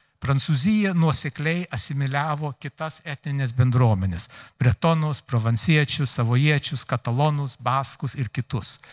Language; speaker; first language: Lithuanian; early bilingual, heritage; Lithuanian